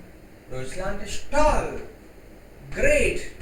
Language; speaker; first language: German; non-native, fluent; Hindi